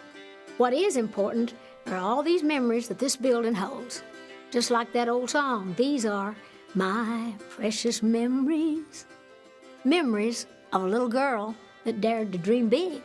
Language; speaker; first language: English; native; English